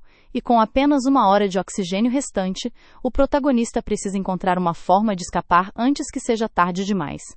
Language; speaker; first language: Portuguese; native; Portuguese